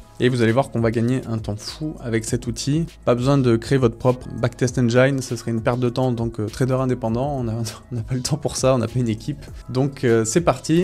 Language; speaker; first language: French; native; French